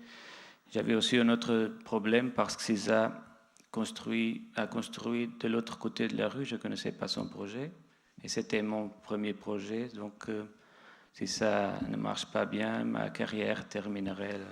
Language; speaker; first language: French; non-native, fluent; Portuguese